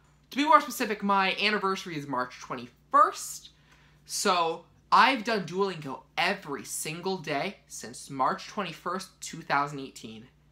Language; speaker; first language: English; native; English